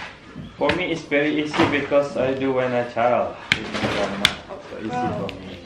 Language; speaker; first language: English; non-native, learner; Balinese